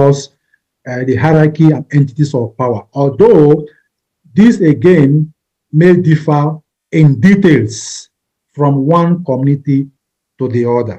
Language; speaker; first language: English; non-native, local second language; Igbo